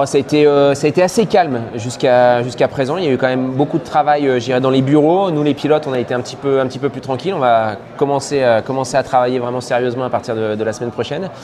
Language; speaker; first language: French; native; French